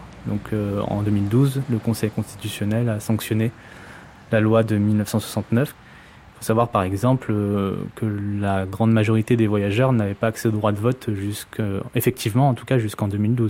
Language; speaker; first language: French; native; French